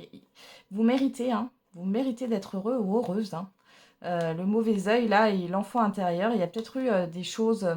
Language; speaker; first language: French; native; French